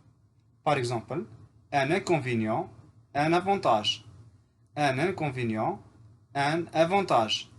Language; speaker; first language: French; non-native, fluent; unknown